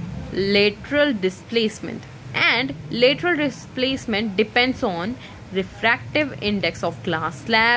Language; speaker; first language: English; non-native, local second language; Hindi